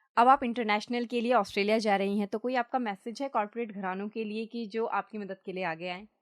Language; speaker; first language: Hindi; native; Hindi